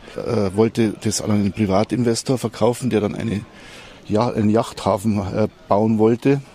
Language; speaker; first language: German; native; German